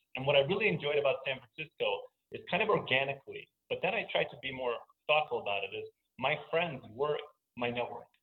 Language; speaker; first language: English; native; English